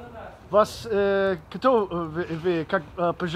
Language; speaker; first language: Russian; non-native, learner; English